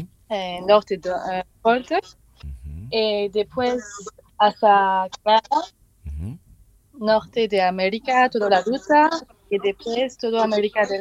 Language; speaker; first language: Spanish; non-native, learner; French